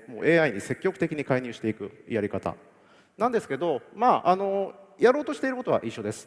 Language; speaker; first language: Japanese; native; Japanese